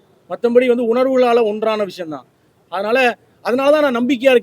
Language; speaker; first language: Tamil; native; Tamil